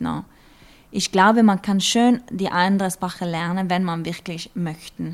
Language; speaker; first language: German; non-native, learner; Norwegian